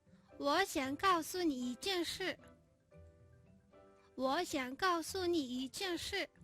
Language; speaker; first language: Chinese; non-native, fluent; Mongolian